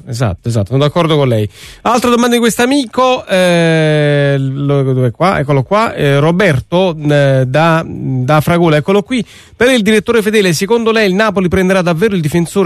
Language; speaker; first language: Italian; native; Italian